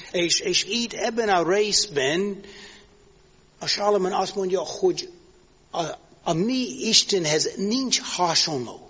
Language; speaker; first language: Hungarian; non-native, learner; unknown